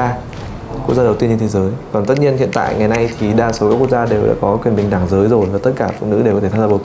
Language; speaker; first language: Vietnamese; native; Vietnamese